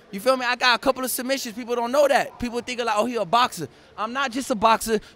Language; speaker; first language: English; native; English